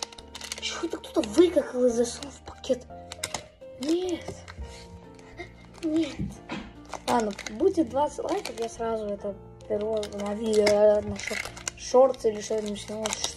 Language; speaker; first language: Russian; early bilingual, heritage; Russian